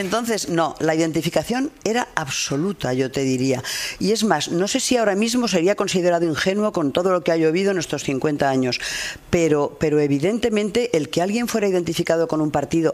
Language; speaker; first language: Spanish; native; Spanish